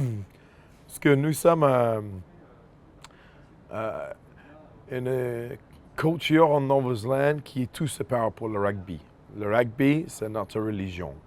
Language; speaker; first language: French; non-native, fluent; English